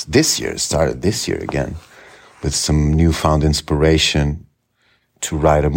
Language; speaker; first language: English; non-native, fluent; Portuguese